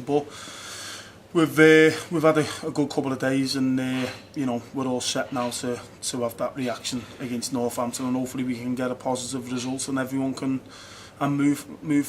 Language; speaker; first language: English; native; English